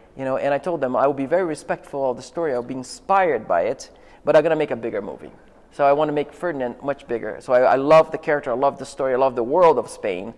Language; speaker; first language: English; non-native, fluent; Portuguese